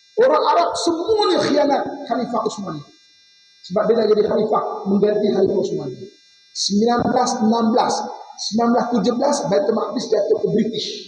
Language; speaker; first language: Malay; native; Malay